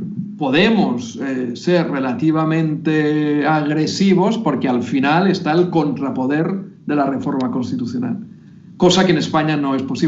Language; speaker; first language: Spanish; native; Spanish